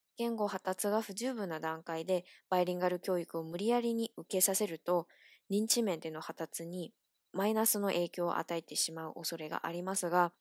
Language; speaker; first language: Japanese; non-native, fluent; Chinese